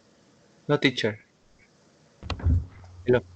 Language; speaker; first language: English; non-native, learner; Spanish